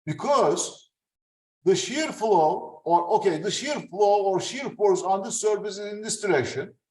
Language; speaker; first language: English; non-native, fluent; Turkish